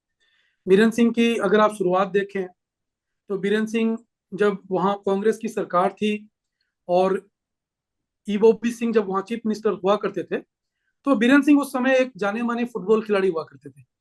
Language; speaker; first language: Hindi; native; Hindi